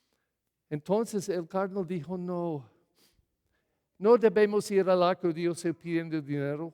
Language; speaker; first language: Spanish; non-native, fluent; English